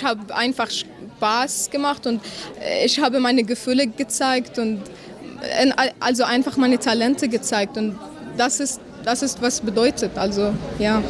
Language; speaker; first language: German; non-native, fluent; Arabic